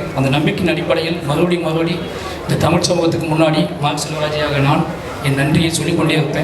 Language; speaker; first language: Tamil; native; Tamil